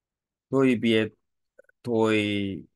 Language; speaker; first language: Vietnamese; non-native, learner; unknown